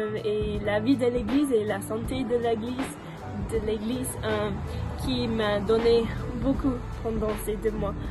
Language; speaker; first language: French; non-native, learner; English